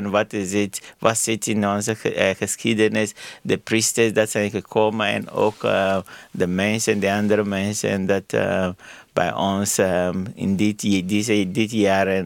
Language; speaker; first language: Dutch; non-native, learner; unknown